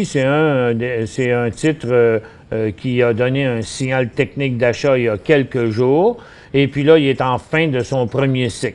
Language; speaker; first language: French; native; French